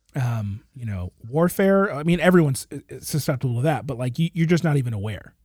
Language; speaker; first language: English; native; English